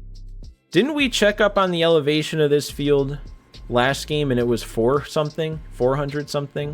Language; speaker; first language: English; native; English